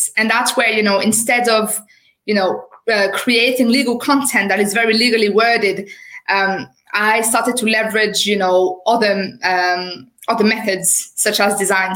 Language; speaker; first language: English; non-native, fluent; French